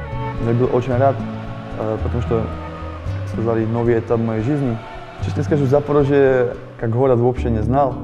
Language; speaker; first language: Russian; non-native, learner; Slovak